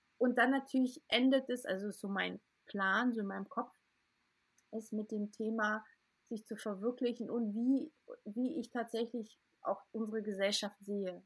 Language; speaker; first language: German; early bilingual, other home language; Portuguese